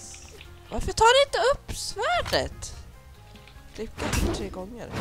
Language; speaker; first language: Swedish; native; Swedish